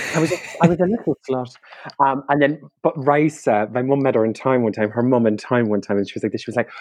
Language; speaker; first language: English; native; English